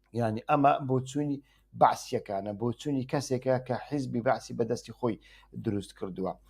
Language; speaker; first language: Central Kurdish; native; Central Kurdish